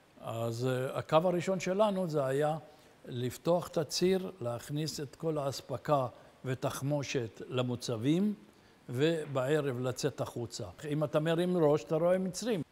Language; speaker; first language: Hebrew; early bilingual, other home language; Arabic